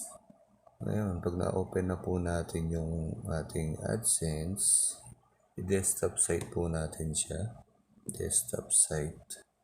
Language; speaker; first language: Filipino; native; Filipino